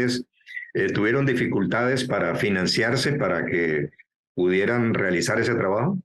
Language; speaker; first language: Spanish; native; Spanish